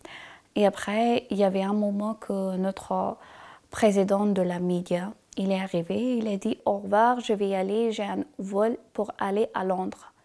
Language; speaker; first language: French; non-native, learner; Persian